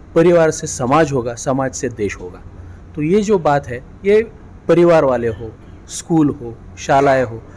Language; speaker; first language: Hindi; non-native, local second language; Marathi